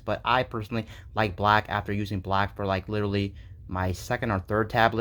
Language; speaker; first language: English; native; English